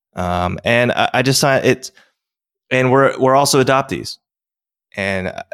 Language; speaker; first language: English; native; English